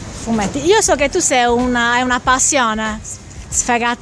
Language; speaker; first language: Italian; native; Italian